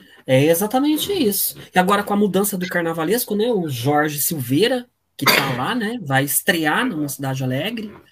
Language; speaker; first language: Portuguese; native; Portuguese